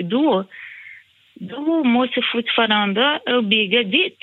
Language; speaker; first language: Swedish; non-native, fluent; Portuguese